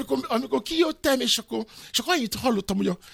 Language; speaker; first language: Hungarian; non-native, fluent; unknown